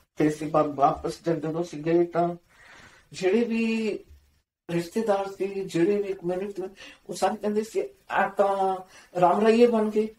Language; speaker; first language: Punjabi; native; Punjabi